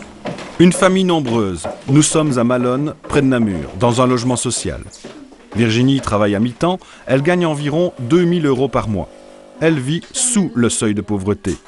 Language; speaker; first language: French; native; French